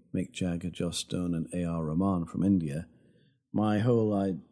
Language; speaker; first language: English; native; English